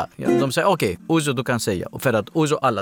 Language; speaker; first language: Swedish; non-native, fluent; Greek